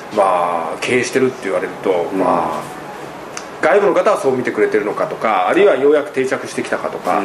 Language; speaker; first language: Japanese; native; Japanese